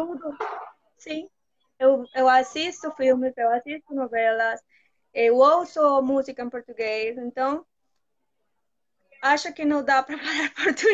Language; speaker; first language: Portuguese; non-native, fluent; Spanish